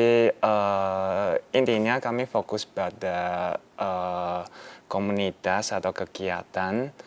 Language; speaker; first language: Indonesian; non-native, fluent; Chinese